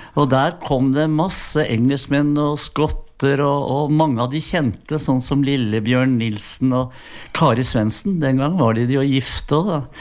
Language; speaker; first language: Norwegian; native; Norwegian